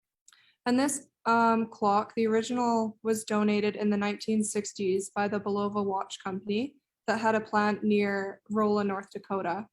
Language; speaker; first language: English; native; English